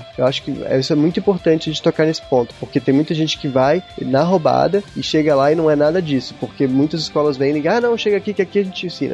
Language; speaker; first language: Portuguese; native; Portuguese